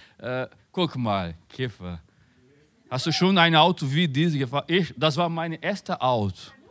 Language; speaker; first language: German; non-native, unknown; Spanish